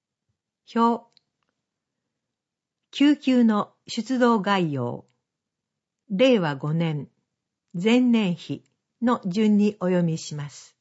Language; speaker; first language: Japanese; native; Japanese